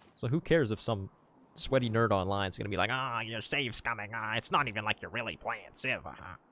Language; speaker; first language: English; native; English